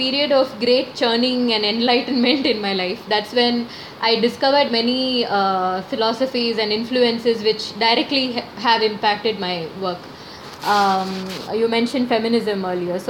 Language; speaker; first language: English; non-native, local second language; Malayalam